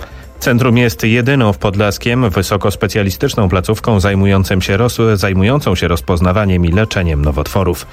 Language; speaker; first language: Polish; native; Polish